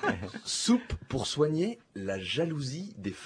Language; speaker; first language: French; native; French